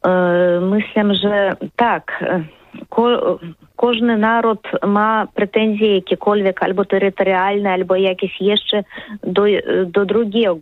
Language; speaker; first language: Polish; non-native, learner; Russian